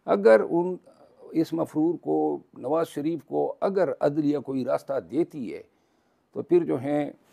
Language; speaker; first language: Urdu; non-native, local second language; Pashto